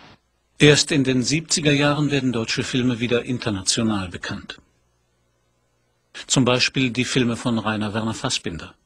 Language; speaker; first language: German; native; German